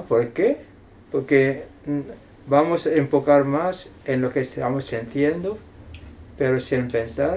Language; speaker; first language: Spanish; non-native, fluent; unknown